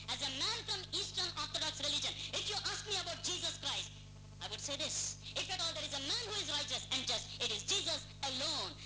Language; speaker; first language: English; non-native, local second language; Telugu